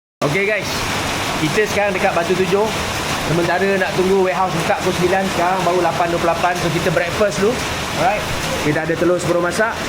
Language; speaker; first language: Malay; native; Malay